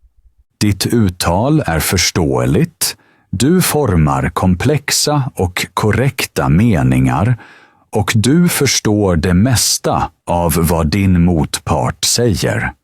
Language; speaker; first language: Swedish; non-native, fluent; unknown